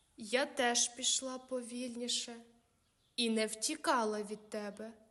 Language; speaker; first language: Ukrainian; native; Ukrainian